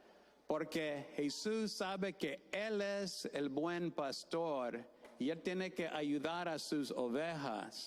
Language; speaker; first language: Spanish; non-native, fluent; English